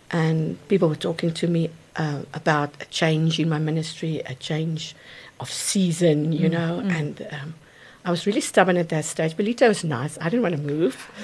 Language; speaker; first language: English; non-native, local second language; Afrikaans